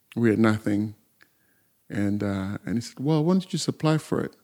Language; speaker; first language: English; non-native, fluent; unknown